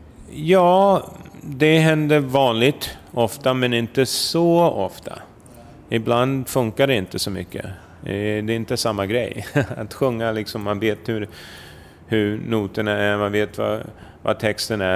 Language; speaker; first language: Swedish; early bilingual, heritage; Swedish